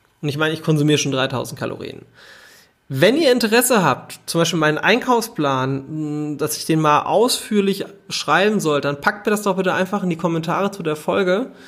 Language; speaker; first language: German; native; German